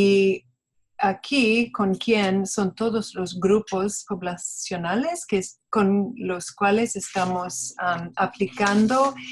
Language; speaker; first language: Spanish; non-native, fluent; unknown